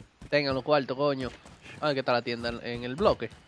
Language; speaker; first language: Spanish; early bilingual, heritage; Spanish